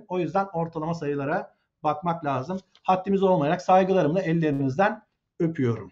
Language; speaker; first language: Turkish; native; Turkish